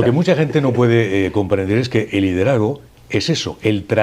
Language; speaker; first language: Spanish; native; Spanish